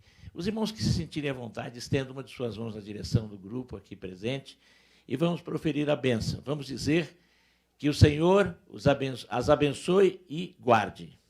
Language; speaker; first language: Portuguese; native; Portuguese